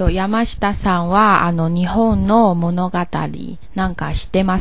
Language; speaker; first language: Japanese; non-native, learner; Chinese